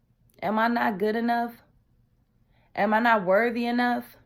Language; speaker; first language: English; native; English